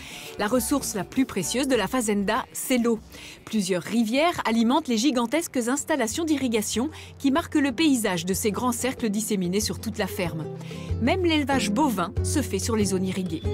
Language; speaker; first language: French; native; French